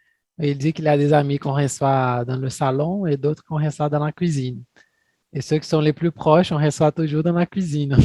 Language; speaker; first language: French; non-native, fluent; Portuguese